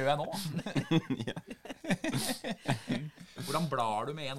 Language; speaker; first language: Norwegian; native; Norwegian